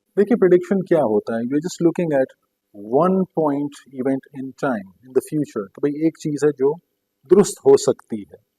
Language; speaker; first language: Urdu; native; Urdu